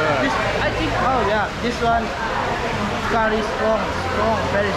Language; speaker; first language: English; non-native, learner; Indonesian